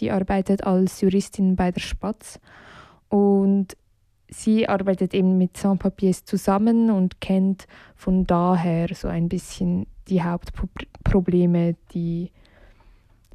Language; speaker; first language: German; native; German